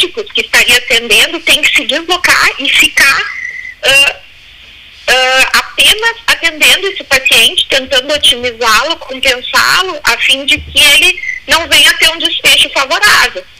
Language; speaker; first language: Portuguese; native; Portuguese